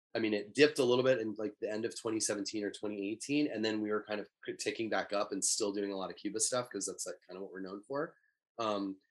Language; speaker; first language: English; native; English